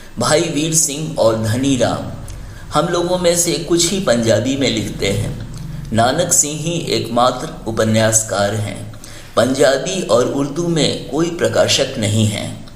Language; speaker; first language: Hindi; native; Hindi